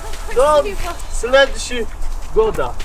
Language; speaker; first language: Russian; non-native, learner; Tajik